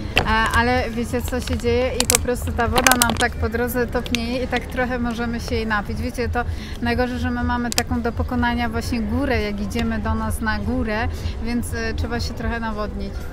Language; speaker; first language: Polish; native; Polish